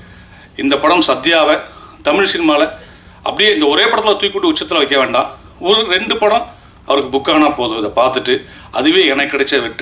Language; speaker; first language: Tamil; native; Tamil